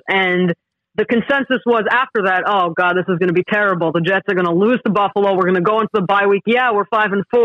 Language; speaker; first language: English; native; English